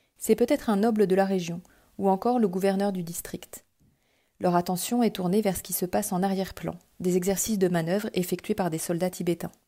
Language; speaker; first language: French; native; French